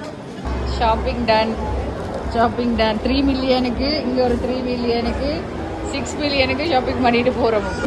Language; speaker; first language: Tamil; native; Tamil